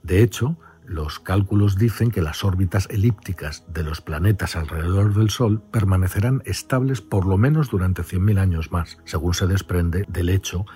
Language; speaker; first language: Spanish; native; Spanish